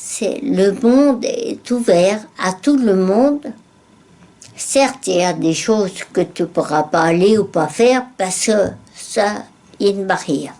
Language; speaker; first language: French; native; French